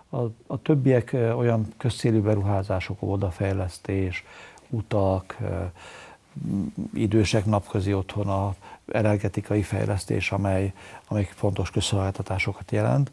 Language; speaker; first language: Hungarian; native; Hungarian